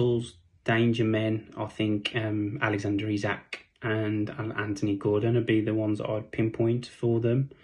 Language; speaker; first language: English; native; English